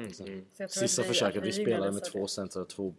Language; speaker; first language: Swedish; early bilingual, other home language; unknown